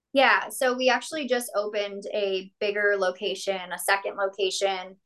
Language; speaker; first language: English; native; English